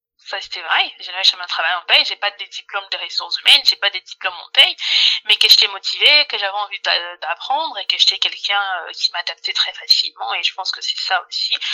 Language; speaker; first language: French; non-native, local second language; Lingala